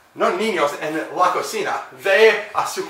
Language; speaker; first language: Spanish; non-native, learner; English